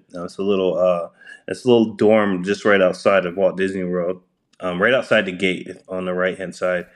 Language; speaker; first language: English; early bilingual, other home language; Japanese